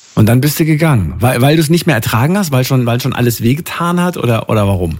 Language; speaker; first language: German; native; German